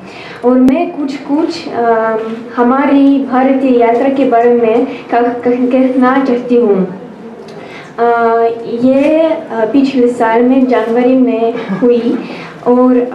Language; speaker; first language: Hindi; non-native, learner; Russian